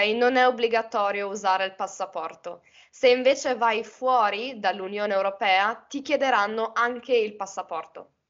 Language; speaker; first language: Italian; native; Italian